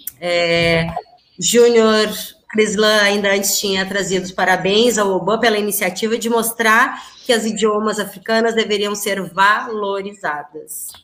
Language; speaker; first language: Portuguese; native; Portuguese